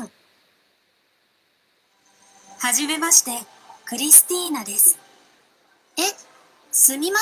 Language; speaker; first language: Japanese; non-native, learner; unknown